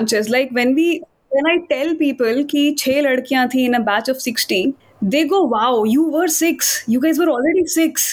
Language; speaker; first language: English; non-native, local second language; Hindi